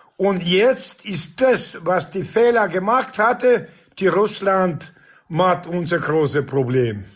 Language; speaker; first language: German; non-native, fluent; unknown